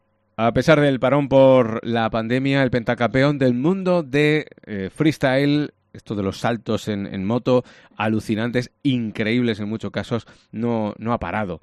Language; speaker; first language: Spanish; native; Spanish